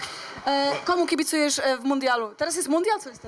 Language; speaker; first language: Polish; native; Polish